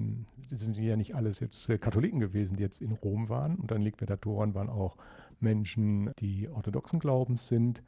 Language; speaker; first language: German; native; German